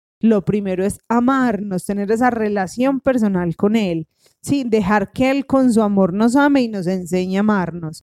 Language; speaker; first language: Spanish; native; Spanish